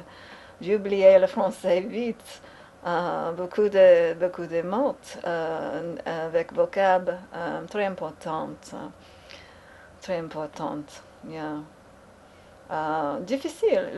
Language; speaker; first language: French; non-native, learner; English